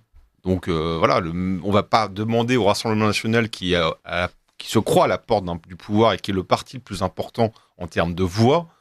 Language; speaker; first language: French; native; French